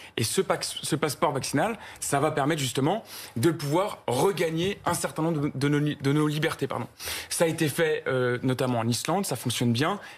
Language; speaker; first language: French; native; French